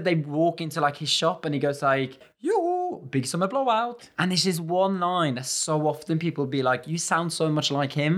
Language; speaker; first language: English; non-native, fluent; Norwegian